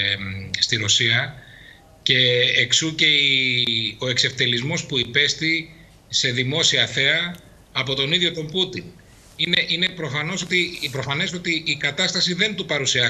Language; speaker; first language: Greek; native; Greek